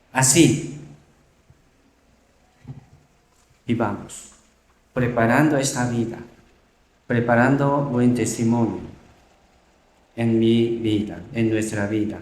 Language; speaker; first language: Spanish; non-native, learner; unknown